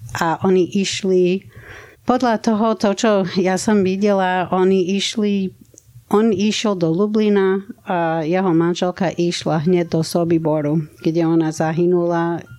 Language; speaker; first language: Slovak; non-native, fluent; English